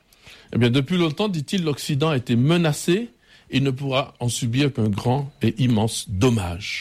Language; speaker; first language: French; native; French